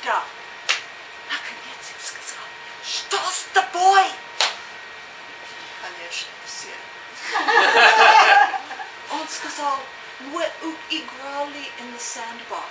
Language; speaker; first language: Russian; non-native, learner; English